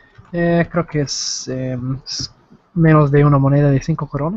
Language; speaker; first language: Spanish; non-native, fluent; English